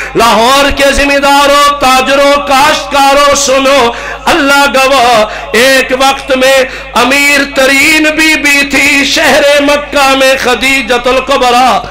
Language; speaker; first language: Urdu; non-native, local second language; Saraiki